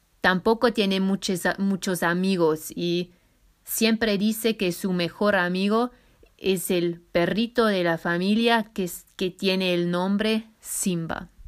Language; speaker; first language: Spanish; non-native, fluent; German